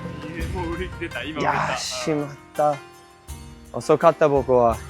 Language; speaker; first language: Japanese; non-native, fluent; English